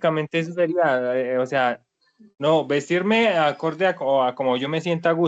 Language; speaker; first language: Spanish; native; Spanish